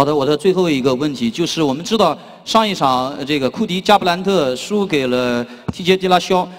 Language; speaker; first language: Chinese; native; Chinese